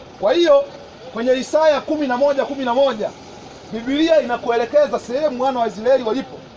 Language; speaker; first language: Swahili; native; Swahili